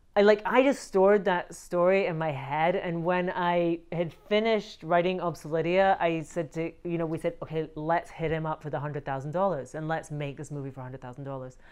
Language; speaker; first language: English; native; English